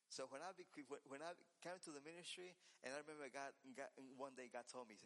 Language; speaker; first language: English; non-native, learner; Spanish